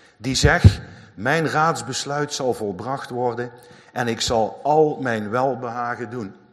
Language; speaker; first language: Dutch; native; Dutch